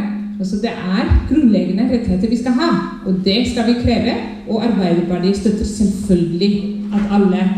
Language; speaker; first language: Norwegian; early bilingual, other home language; Somali